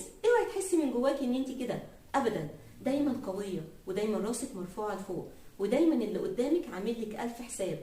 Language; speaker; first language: Arabic; native; Arabic